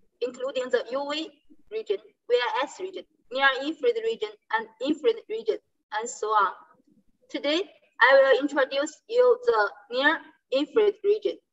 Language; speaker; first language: English; non-native, fluent; Chinese